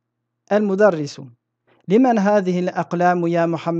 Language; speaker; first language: Arabic; non-native, fluent; French